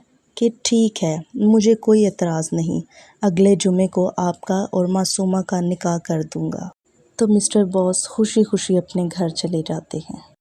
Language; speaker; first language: Urdu; native; Urdu